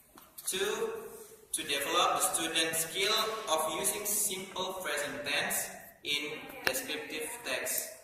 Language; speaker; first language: English; non-native, learner; Indonesian